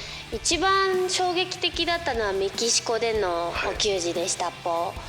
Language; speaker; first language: Japanese; native; Japanese